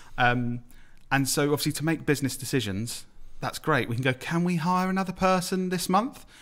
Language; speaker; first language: English; native; English